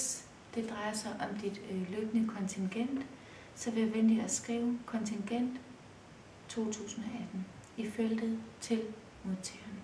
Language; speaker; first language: Danish; early bilingual, other home language; Kurdish